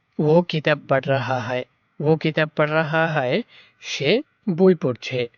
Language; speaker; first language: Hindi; non-native, learner; Bangla